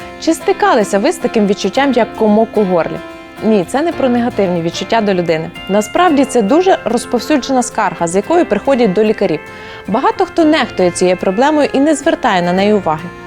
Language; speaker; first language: Ukrainian; native; Ukrainian